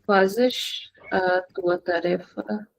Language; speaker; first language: Portuguese; non-native, fluent; Hindi